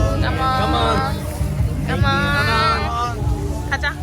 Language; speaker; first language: Korean; native; Korean